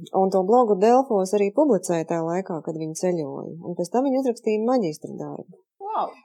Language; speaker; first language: Latvian; native; Latvian